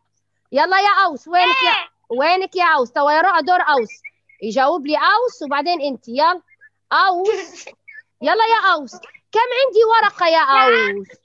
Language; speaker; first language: Arabic; native; Arabic